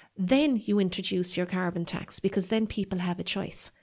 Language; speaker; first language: English; native; English